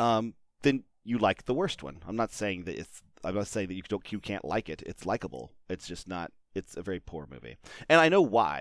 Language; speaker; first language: English; native; English